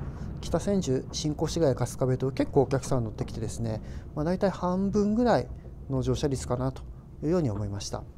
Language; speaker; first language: Japanese; native; Japanese